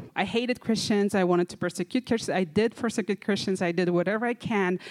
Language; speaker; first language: English; non-native, fluent; Kazakh